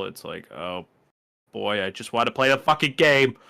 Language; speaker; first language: English; native; English